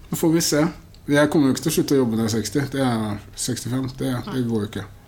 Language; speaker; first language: Norwegian; native; Norwegian